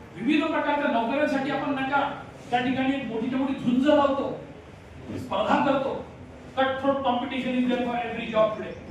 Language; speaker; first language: Marathi; native; Marathi